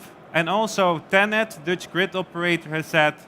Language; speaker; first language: English; non-native, fluent; Dutch